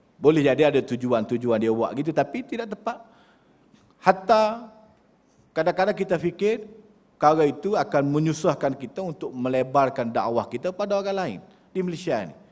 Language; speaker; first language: Malay; native; Malay